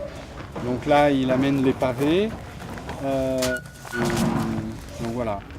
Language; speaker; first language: French; native; French